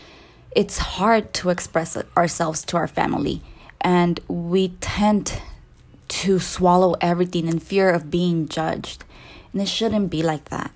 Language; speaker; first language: English; early bilingual, other home language; Spanish